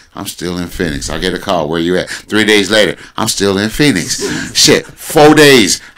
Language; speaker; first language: English; native; English